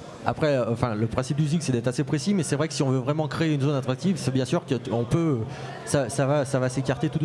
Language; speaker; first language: French; native; French